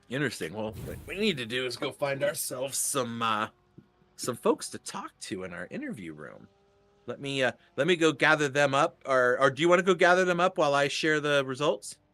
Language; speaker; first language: English; native; English